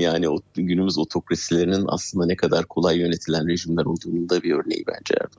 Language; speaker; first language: Turkish; native; Turkish